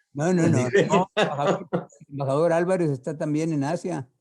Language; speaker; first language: Spanish; native; Spanish